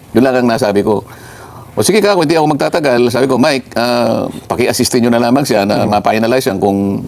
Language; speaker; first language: Filipino; non-native, local second language; Masbatenyo